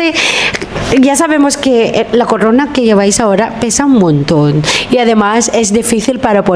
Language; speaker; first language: Spanish; non-native, fluent; Filipino